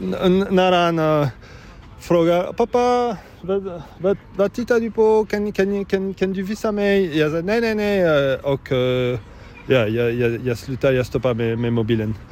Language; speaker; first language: Swedish; non-native, learner; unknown